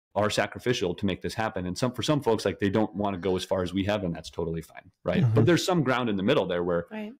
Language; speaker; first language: English; native; English